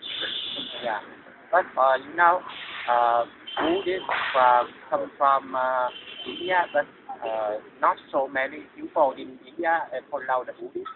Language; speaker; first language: English; non-native, learner; Vietnamese